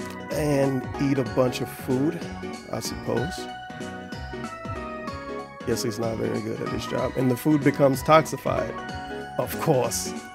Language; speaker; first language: English; native; English